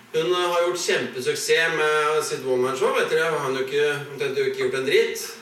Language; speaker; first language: Norwegian; native; Norwegian